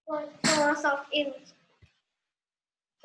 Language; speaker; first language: English; non-native, learner; Indonesian